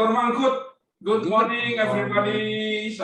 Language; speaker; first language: English; non-native, fluent; Indonesian